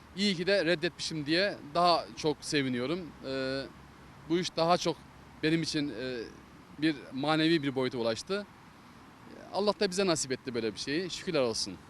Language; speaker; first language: Turkish; native; Turkish